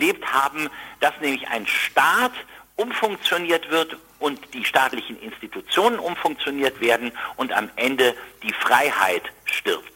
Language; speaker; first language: German; native; German